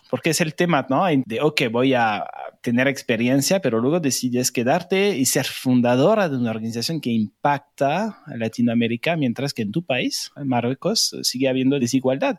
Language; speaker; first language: Spanish; non-native, fluent; French